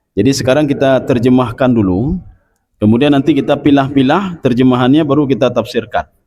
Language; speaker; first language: Malay; non-native, local second language; Achinese